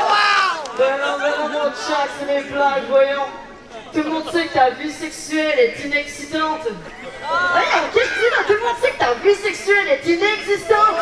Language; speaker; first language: French; native; French